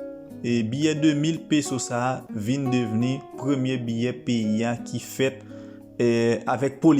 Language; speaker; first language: French; non-native, local second language; Haitian Creole